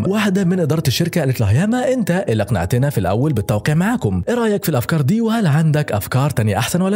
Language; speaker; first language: Arabic; native; Arabic